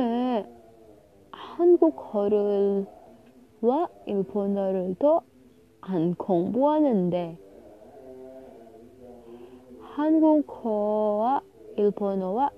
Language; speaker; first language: Korean; non-native, learner; Indonesian